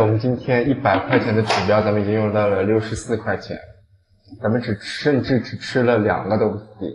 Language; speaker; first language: Chinese; native; Chinese